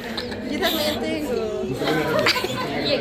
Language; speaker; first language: Spanish; native; Spanish